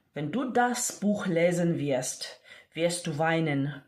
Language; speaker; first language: German; non-native, fluent; Ukrainian